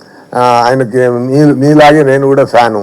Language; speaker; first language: Telugu; non-native, fluent; Tamil